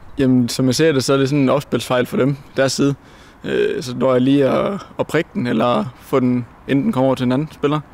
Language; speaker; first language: Danish; native; Danish